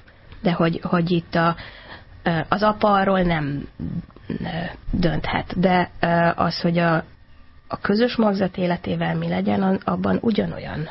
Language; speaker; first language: Hungarian; native; Hungarian